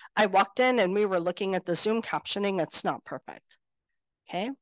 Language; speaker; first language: English; native; English